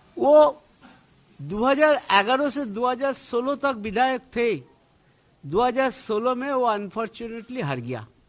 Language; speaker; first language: Hindi; non-native, local second language; Bangla